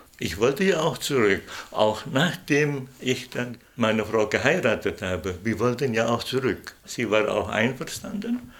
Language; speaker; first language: German; non-native, fluent; Indonesian